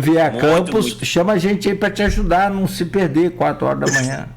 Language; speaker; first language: Portuguese; native; Portuguese